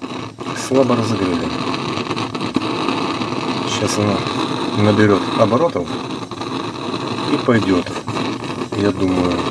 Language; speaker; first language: Russian; native; Russian